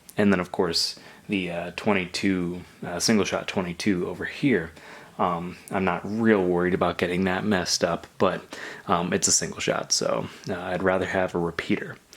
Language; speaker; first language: English; native; English